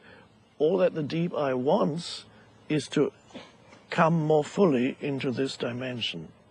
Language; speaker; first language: English; non-native, fluent; German